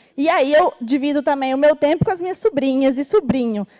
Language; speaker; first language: Portuguese; native; Portuguese